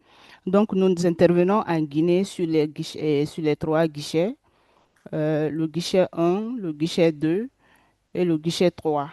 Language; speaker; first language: French; non-native, local second language; Susu